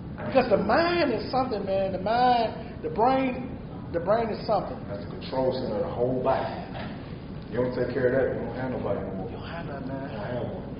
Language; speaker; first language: English; native; English